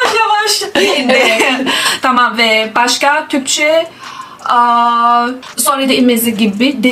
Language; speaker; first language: Turkish; non-native, learner; Chinese